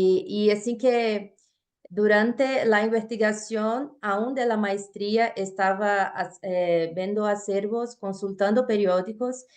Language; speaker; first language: Spanish; non-native, fluent; Portuguese